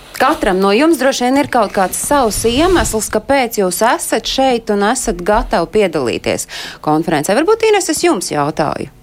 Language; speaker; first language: Latvian; native; Latvian